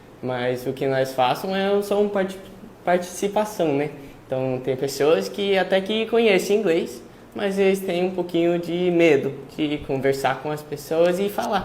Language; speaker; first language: Portuguese; early bilingual, heritage; English